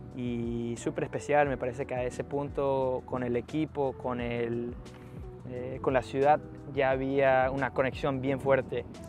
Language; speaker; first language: Spanish; early bilingual, heritage; Spanish